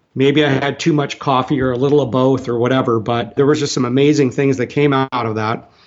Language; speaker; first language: English; native; English